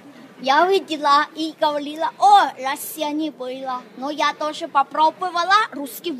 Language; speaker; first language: Russian; non-native, learner; Chinese